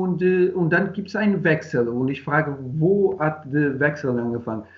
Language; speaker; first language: German; non-native, learner; Portuguese